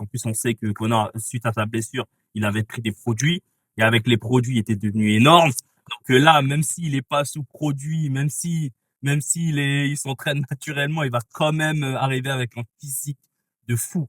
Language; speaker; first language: French; native; French